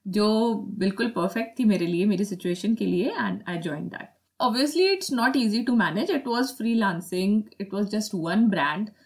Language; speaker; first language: Hindi; native; Hindi